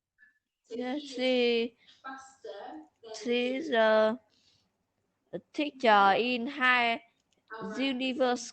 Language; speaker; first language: English; non-native, learner; Vietnamese